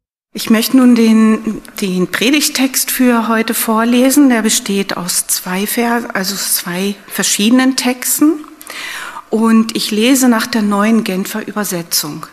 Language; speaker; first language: German; native; German